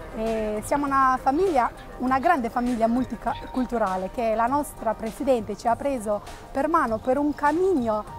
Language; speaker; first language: Italian; non-native, fluent; Albanian